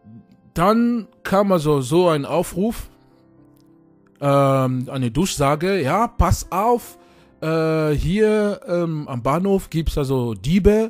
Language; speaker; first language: German; non-native, fluent; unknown